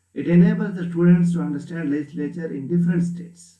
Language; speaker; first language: English; non-native, local second language; Kannada